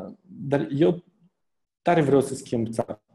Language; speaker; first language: Romanian; native; Romanian